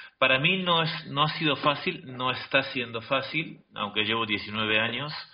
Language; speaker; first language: Spanish; native; Spanish